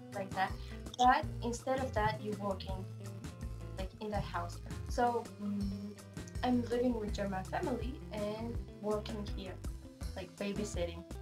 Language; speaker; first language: English; non-native, fluent; Turkish